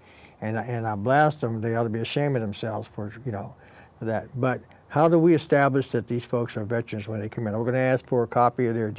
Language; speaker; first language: English; native; English